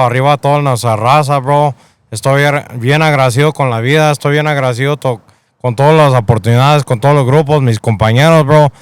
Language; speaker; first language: Spanish; early bilingual, heritage; Spanish